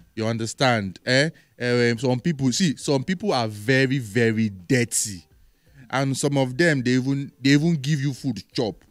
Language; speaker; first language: Nigerian Pidgin; native; Nigerian Pidgin